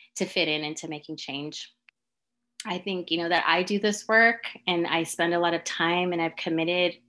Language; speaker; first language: English; native; English